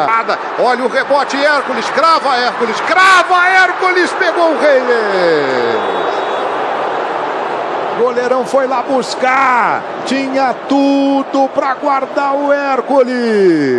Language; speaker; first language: Portuguese; native; Portuguese